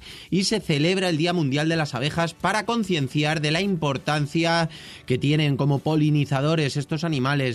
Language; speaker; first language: Spanish; native; Spanish